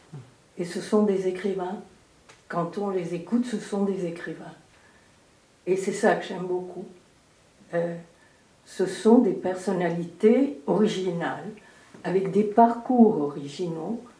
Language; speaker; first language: French; early bilingual, heritage; French